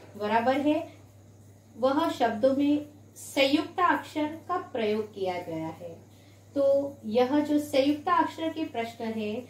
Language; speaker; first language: Hindi; non-native, local second language; Gujarati